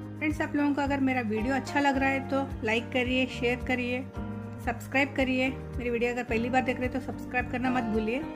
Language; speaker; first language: Hindi; non-native, local second language; Telugu